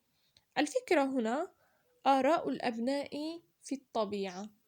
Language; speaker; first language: Arabic; native; Arabic